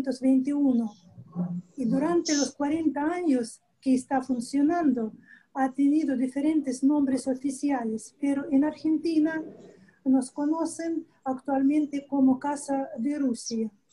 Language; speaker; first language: Spanish; non-native, fluent; Russian